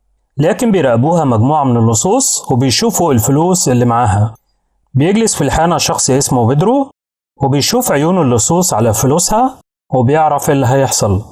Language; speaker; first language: Arabic; native; Arabic